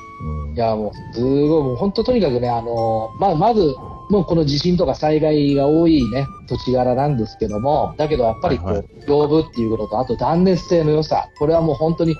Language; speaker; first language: Japanese; native; Japanese